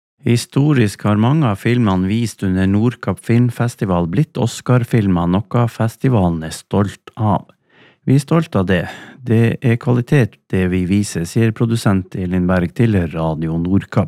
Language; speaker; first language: Norwegian; native; Norwegian